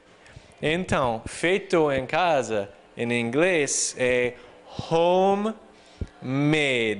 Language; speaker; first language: Portuguese; non-native, fluent; English